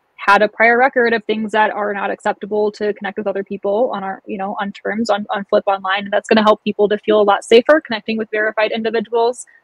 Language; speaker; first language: English; native; English